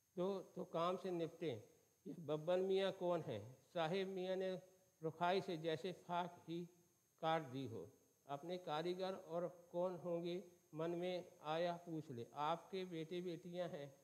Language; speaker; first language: Hindi; native; Hindi